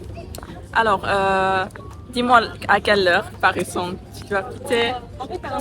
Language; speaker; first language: French; non-native, learner; Thai